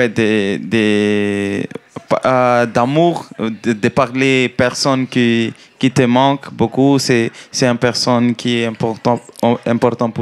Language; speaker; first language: French; non-native, learner; Malagasy